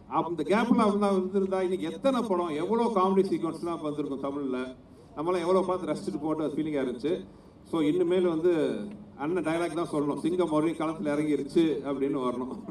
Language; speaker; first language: Tamil; native; Tamil